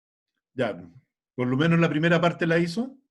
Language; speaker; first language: Spanish; native; Spanish